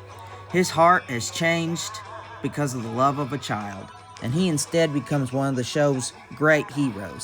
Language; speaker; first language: English; native; English